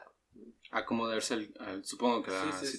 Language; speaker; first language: Spanish; native; Spanish